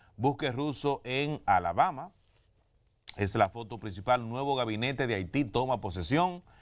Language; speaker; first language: Spanish; native; Spanish